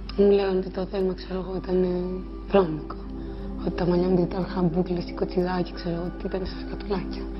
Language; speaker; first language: Greek; early bilingual, other home language; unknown